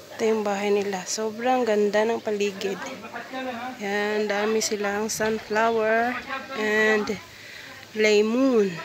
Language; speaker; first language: Filipino; non-native, local second language; Cebuano